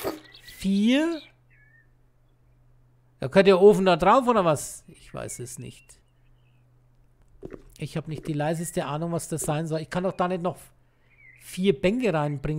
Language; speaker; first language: German; native; German